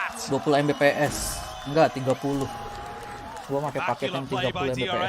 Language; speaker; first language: Indonesian; native; Indonesian